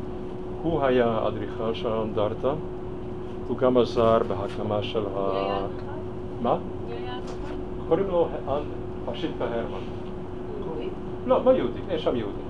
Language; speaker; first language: Hebrew; non-native, fluent; Hungarian